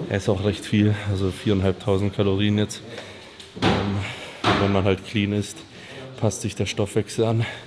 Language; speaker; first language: German; native; German